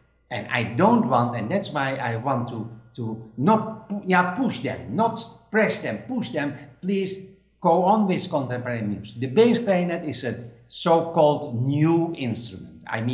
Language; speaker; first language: English; non-native, fluent; Dutch